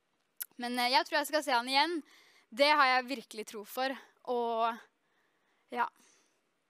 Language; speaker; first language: Norwegian; native; Norwegian